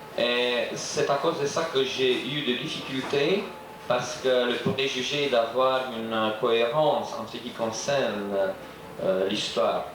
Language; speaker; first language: French; non-native, fluent; Romanian